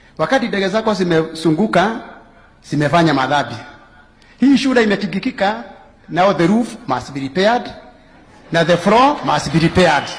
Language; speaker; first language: Swahili; native; Swahili